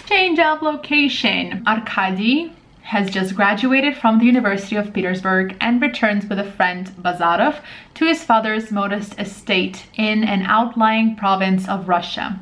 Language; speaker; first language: English; non-native, fluent; Russian